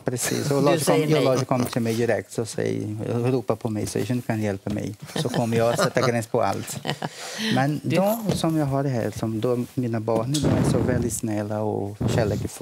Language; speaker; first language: Swedish; non-native, learner; Portuguese